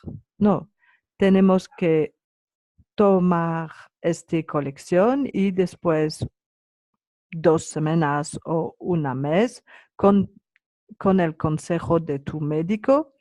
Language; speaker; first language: Spanish; non-native, learner; French